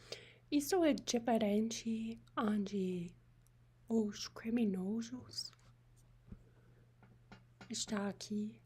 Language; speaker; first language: Portuguese; non-native, learner; English